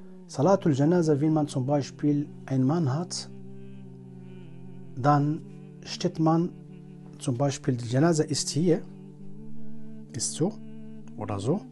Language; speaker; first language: German; non-native, learner; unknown